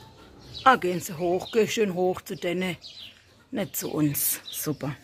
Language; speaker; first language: German; native; German